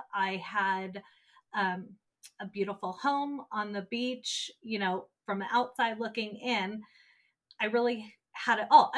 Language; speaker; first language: English; native; English